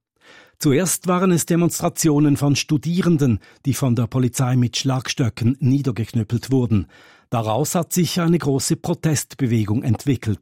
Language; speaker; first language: German; native; German